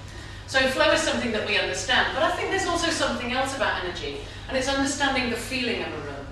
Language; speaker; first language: English; native; English